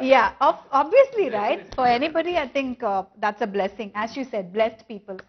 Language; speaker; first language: English; non-native, local second language; Tamil